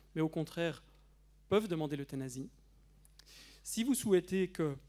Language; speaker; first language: French; native; French